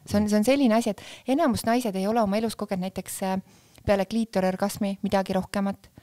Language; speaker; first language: Estonian; native; Estonian